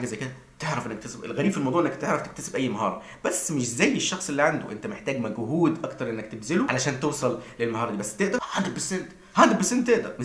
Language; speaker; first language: Arabic; native; Arabic